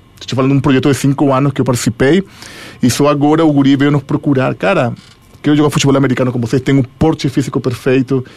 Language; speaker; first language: Portuguese; non-native, fluent; Spanish